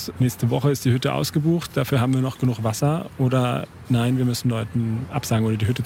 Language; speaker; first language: German; native; German